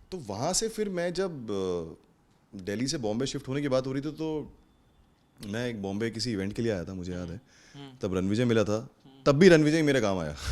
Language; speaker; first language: Hindi; native; Hindi